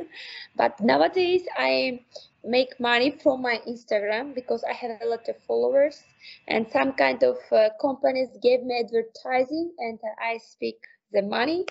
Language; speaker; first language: English; non-native, learner; Uzbek